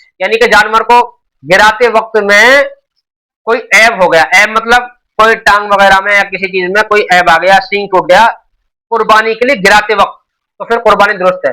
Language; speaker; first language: Urdu; native; Urdu